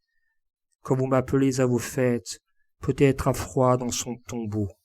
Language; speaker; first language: French; native; French